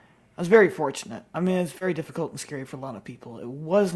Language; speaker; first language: English; native; English